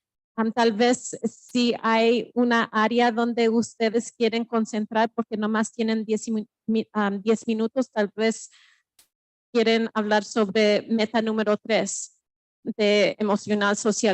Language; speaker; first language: Spanish; early bilingual, heritage; Spanish